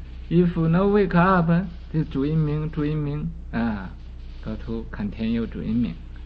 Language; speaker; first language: English; non-native, learner; Chinese